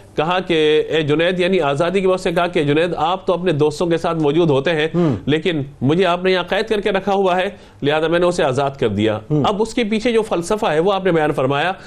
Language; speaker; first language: Urdu; native; Urdu